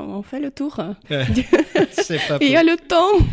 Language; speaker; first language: French; non-native, fluent; Ukrainian